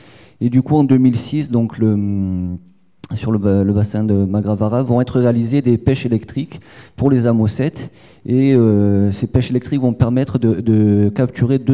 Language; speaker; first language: French; native; French